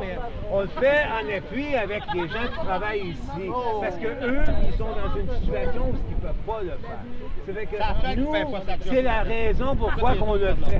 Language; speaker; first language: French; native; French